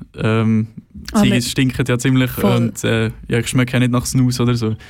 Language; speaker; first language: German; non-native, fluent; Swedish